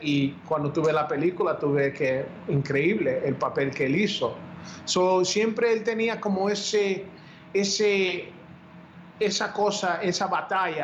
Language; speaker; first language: Spanish; early bilingual, heritage; Spanish